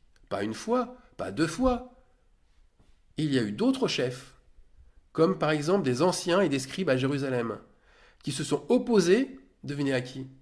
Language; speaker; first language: French; native; French